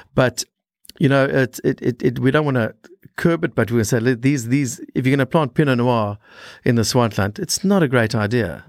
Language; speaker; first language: English; native; English